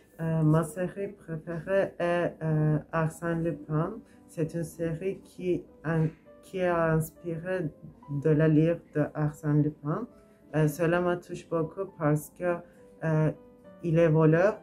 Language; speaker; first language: French; non-native, learner; Turkish